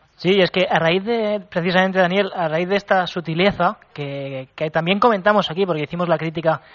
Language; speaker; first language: Spanish; non-native, local second language; Catalan